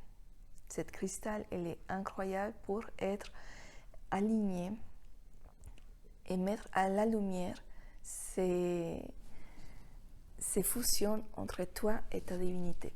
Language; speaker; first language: French; non-native, fluent; Spanish